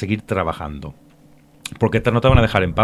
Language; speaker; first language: Spanish; native; Spanish